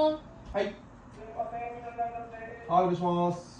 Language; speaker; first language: Korean; non-native, learner; Japanese